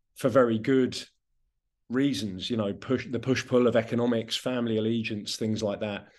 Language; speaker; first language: English; non-native, local second language; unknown